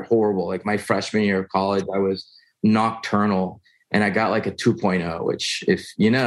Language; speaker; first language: English; native; English